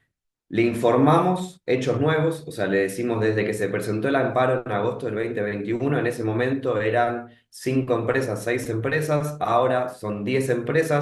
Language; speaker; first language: Spanish; native; Spanish